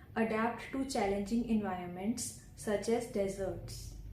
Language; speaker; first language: English; non-native, local second language; Punjabi